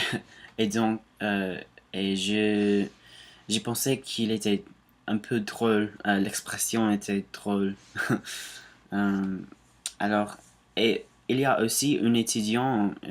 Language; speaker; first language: French; non-native, learner; English